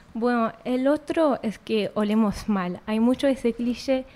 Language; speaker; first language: Spanish; non-native, fluent; French